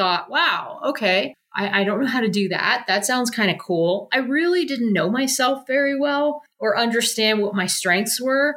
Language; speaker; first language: English; native; English